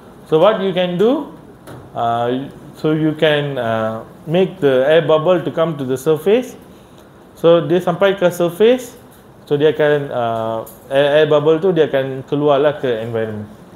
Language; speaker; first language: English; non-native, local second language; Malay